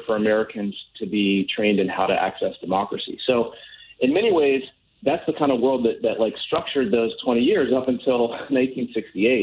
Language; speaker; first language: English; native; English